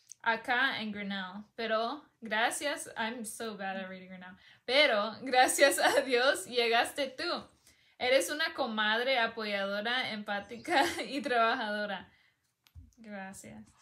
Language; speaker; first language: Spanish; early bilingual, other home language; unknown